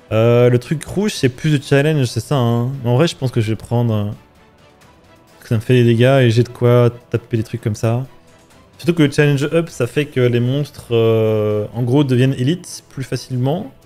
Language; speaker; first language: French; native; French